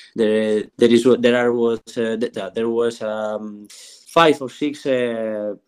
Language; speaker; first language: English; non-native, learner; Spanish